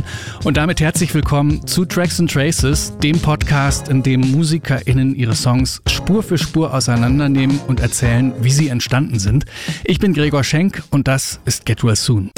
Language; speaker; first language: German; native; German